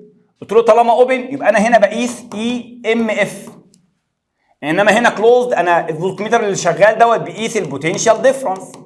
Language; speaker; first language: Arabic; native; Arabic